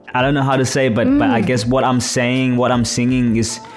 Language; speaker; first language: English; non-native, fluent; Thai